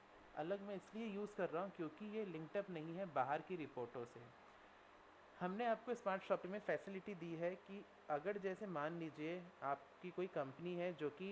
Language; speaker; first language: Hindi; native; Hindi